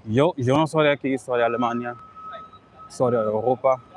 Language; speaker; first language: Spanish; non-native, learner; English